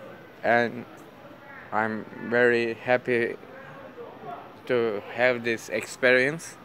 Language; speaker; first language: English; non-native, fluent; Turkish